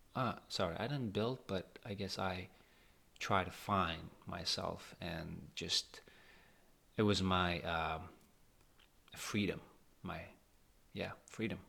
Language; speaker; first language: English; non-native, fluent; Uzbek